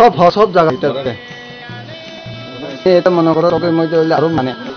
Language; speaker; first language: Bangla; non-native, local second language; Kok Borok